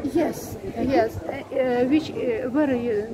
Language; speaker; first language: English; non-native, learner; Russian